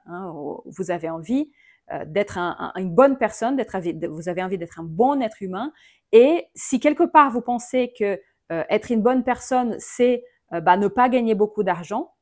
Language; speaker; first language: French; non-native, fluent; Portuguese